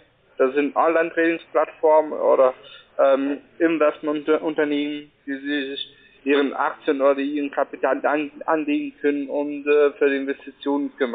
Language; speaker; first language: German; non-native, learner; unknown